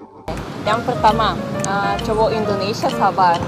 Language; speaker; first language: Indonesian; non-native, fluent; Russian